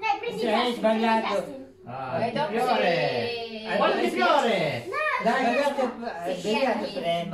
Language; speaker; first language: Italian; early bilingual, other home language; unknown